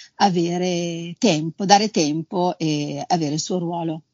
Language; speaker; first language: Italian; native; Italian